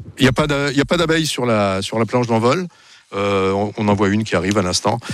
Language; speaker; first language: French; native; French